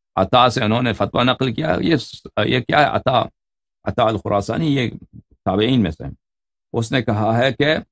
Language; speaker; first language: Urdu; non-native, fluent; Persian